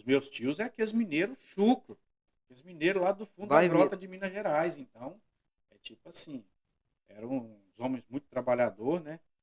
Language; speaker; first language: Portuguese; native; Portuguese